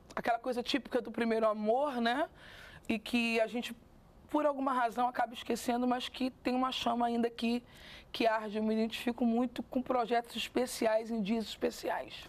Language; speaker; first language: Portuguese; native; Portuguese